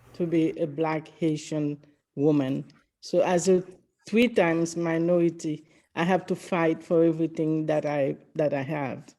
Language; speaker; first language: English; early bilingual, other home language; Haitian Creole